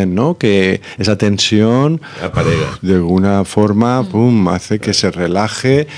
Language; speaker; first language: Spanish; native; Spanish